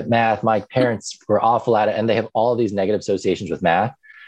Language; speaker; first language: English; native; English